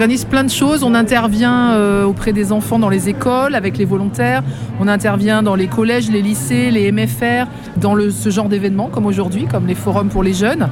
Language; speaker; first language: French; native; French